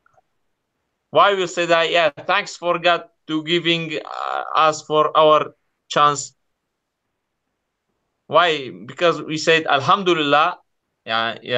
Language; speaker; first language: English; non-native, learner; Kurdish